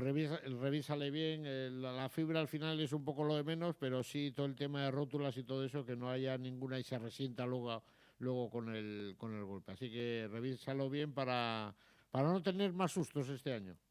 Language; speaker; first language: Spanish; native; Spanish